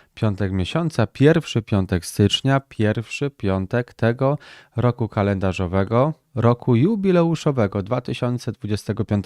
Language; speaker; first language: Polish; native; Polish